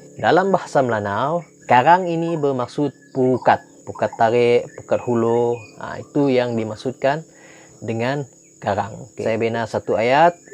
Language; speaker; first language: Malay; non-native, local second language; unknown